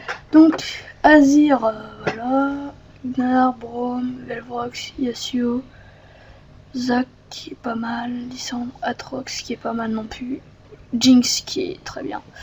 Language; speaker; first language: French; native; French